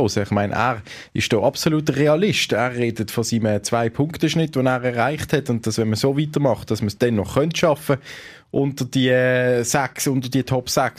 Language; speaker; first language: German; native; German